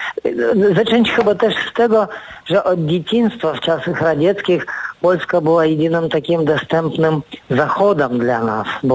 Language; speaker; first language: Polish; non-native, fluent; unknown